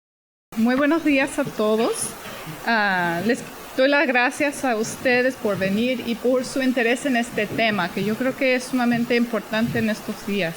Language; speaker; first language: Spanish; non-native, fluent; English